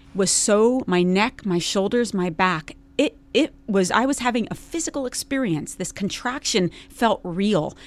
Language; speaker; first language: English; native; English